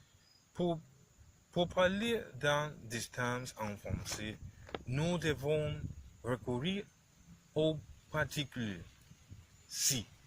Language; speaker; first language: French; non-native, learner; Spanish